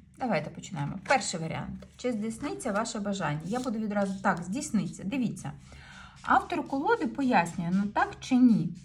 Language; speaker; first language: Ukrainian; non-native, local second language; Russian